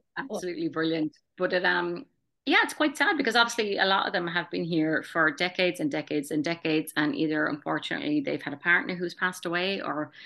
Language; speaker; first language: English; native; English